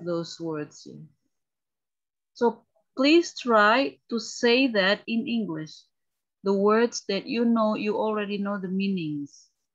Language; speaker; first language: English; non-native, fluent; Indonesian